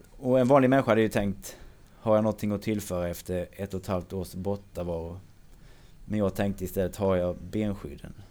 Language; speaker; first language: Swedish; native; Swedish